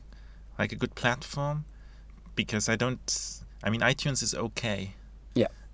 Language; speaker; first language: English; non-native, fluent; Luxembourgish